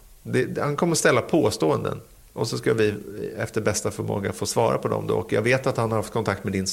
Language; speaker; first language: Swedish; native; Swedish